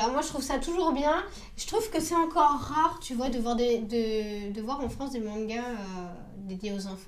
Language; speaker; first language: French; native; French